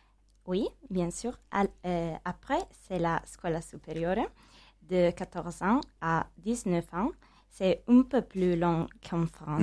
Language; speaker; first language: French; non-native, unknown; Italian